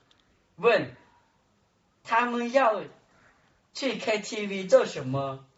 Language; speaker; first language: Chinese; non-native, learner; Hmong